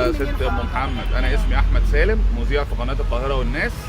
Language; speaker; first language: Arabic; native; Arabic